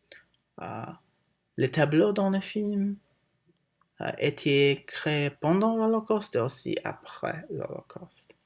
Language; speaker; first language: French; non-native, learner; English